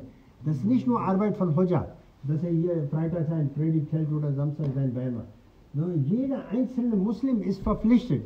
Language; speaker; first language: German; non-native, fluent; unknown